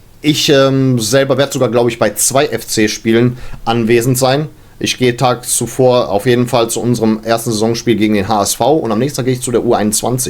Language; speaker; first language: German; native; German